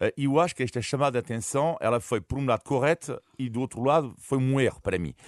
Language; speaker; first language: Portuguese; non-native, fluent; French